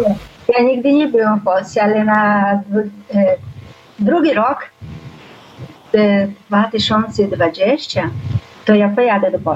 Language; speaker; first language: Polish; early bilingual, heritage; Portuguese